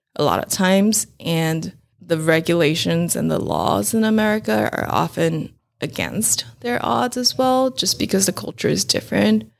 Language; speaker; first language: English; non-native, fluent; Chinese